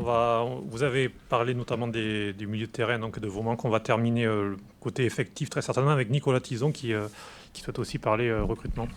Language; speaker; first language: French; native; French